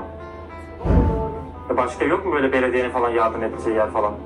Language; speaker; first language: Turkish; native; Turkish